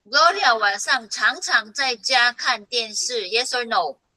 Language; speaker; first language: Chinese; non-native, fluent; Filipino